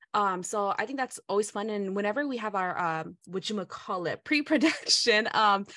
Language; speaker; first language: English; early bilingual, other home language; Hmong